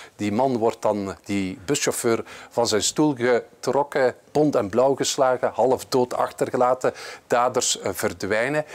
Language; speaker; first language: Dutch; native; Dutch